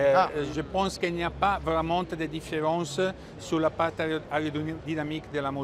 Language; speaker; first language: French; non-native, fluent; Italian